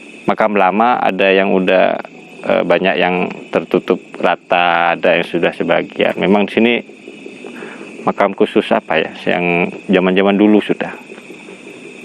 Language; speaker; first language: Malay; non-native, local second language; Madurese